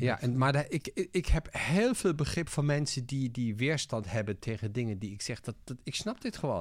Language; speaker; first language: Dutch; non-native, fluent; German